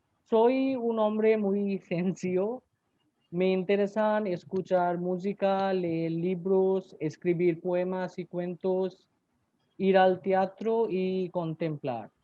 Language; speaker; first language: Spanish; non-native, learner; Bangla